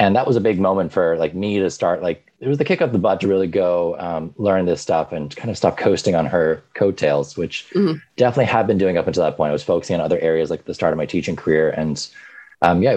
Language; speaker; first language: English; native; English